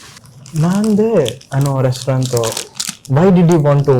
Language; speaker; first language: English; non-native, local second language; Telugu